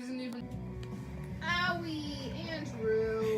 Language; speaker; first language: English; native; English